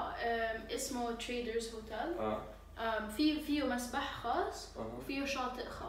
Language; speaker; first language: Arabic; native; Arabic